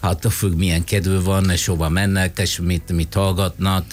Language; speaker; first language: Hungarian; non-native, learner; Italian